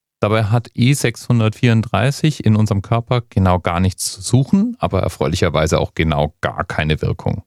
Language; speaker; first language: German; native; German